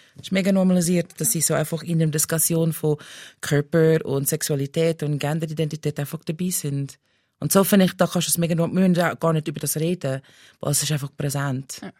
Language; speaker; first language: German; non-native, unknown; English